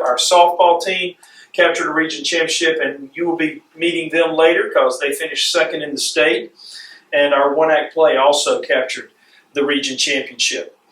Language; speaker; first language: English; native; English